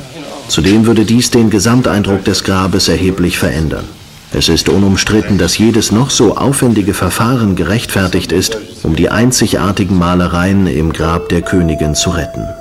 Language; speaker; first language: German; native; German